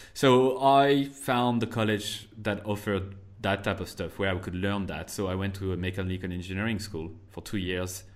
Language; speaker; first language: English; non-native, fluent; French